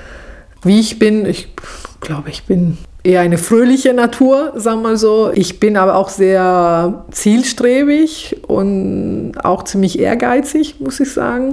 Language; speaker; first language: German; non-native, fluent; Italian